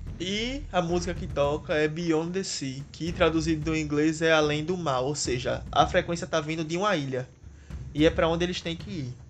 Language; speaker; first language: Portuguese; native; Portuguese